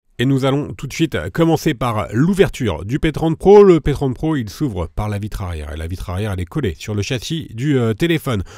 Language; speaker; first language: French; native; French